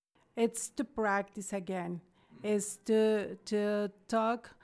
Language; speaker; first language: English; non-native, fluent; Spanish